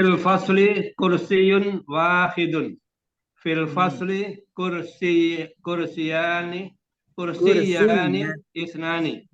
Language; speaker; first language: Arabic; non-native, learner; Indonesian